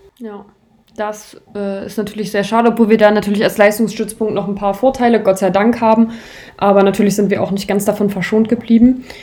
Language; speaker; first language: German; native; German